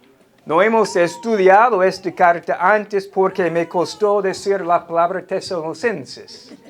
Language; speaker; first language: Spanish; non-native, fluent; English